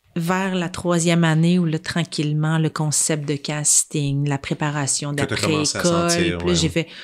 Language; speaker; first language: French; native; French